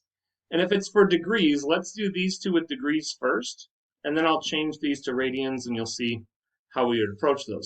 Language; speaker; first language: English; native; English